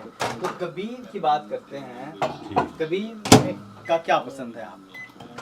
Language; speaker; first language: Hindi; native; Hindi